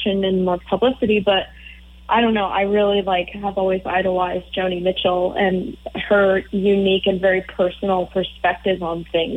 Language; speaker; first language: English; native; English